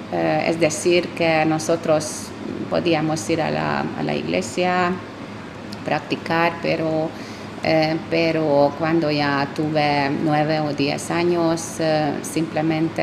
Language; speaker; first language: Spanish; non-native, fluent; Hungarian